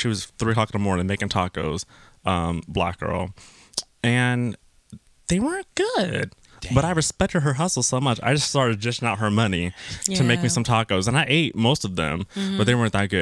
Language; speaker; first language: English; native; English